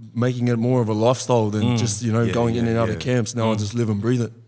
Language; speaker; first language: English; native; English